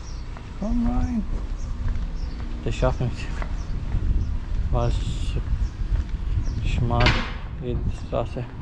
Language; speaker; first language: German; non-native, learner; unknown